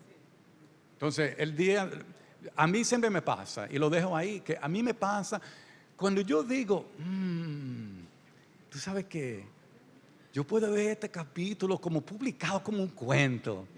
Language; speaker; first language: Spanish; early bilingual, heritage; Spanish